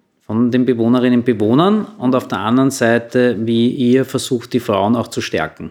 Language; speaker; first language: German; native; German